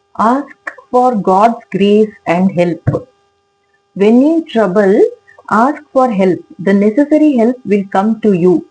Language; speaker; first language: English; non-native, local second language; Kannada